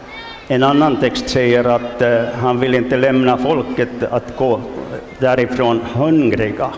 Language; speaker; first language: Swedish; non-native, local second language; Finnish